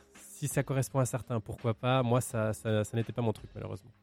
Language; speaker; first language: French; native; French